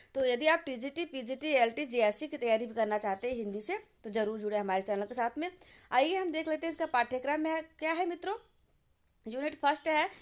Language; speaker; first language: Hindi; native; Hindi